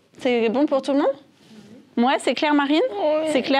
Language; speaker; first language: French; native; French